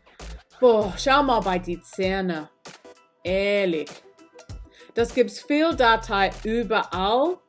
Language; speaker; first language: German; non-native, learner; English